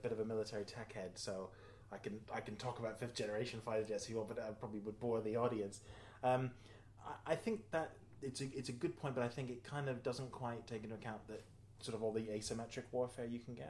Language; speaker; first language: English; native; English